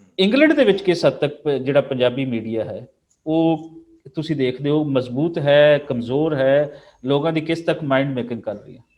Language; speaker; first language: Punjabi; native; Punjabi